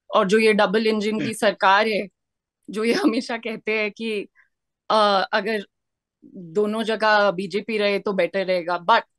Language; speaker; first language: Hindi; native; Hindi